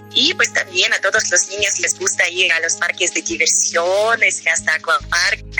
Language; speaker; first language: Spanish; non-native, fluent; Russian